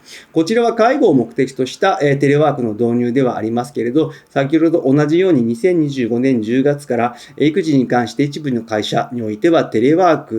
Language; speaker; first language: Japanese; native; Japanese